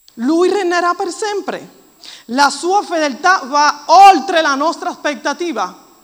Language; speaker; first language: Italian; non-native, fluent; Spanish